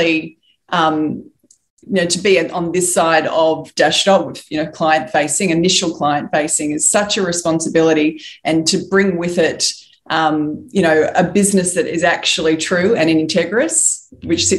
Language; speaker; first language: English; native; English